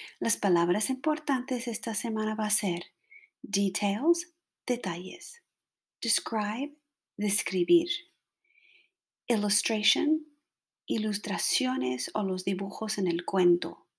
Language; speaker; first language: Spanish; non-native, fluent; English